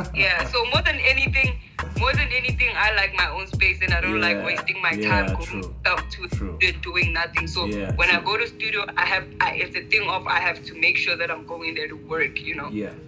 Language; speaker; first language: English; non-native, local second language; Zulu